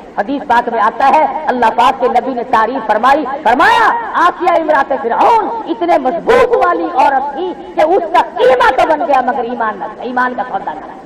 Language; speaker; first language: Urdu; non-native, local second language; Saraiki